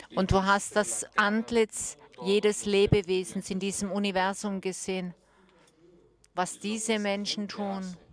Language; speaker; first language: German; non-native, fluent; English